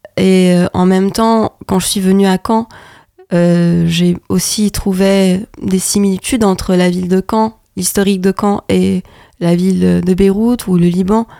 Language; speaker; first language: French; non-native, local second language; Arabic